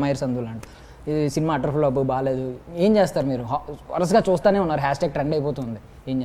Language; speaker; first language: Telugu; native; Telugu